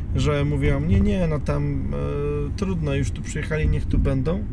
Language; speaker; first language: Polish; native; Polish